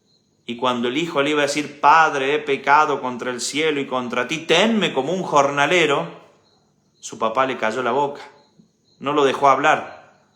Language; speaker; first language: Spanish; native; Spanish